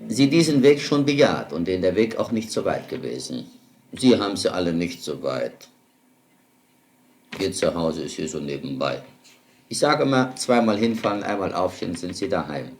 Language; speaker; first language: German; native; German